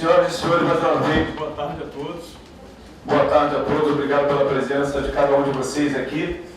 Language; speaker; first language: Portuguese; native; Portuguese